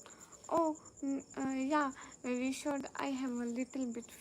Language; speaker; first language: English; non-native, learner; Urdu